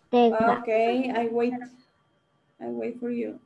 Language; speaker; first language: English; non-native, learner; Spanish